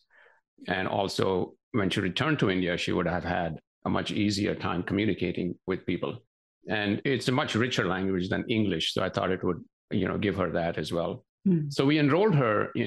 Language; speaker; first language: English; non-native, local second language; Gujarati